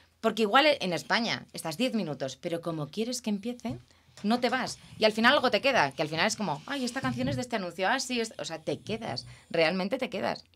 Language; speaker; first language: Spanish; native; Spanish